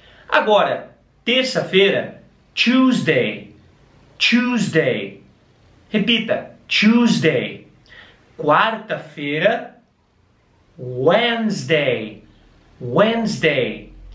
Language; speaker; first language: English; non-native, fluent; Portuguese